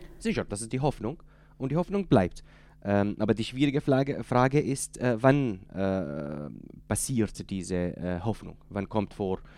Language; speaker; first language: German; non-native, fluent; Arabic